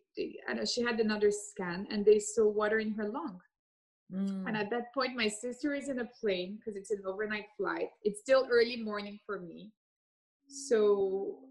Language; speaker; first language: English; early bilingual, other home language; French